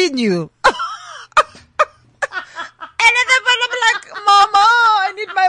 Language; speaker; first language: English; non-native, local second language; Northern Sotho